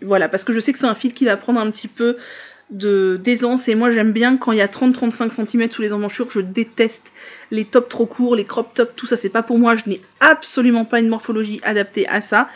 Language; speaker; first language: French; native; French